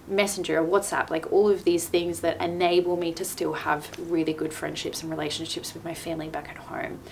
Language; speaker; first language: English; native; English